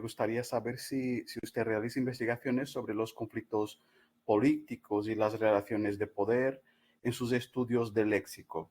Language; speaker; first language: Spanish; non-native, fluent; Portuguese